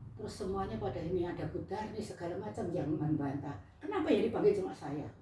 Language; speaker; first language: Indonesian; non-native, local second language; Javanese